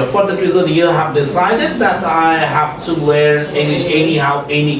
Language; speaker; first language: English; non-native, fluent; Bangla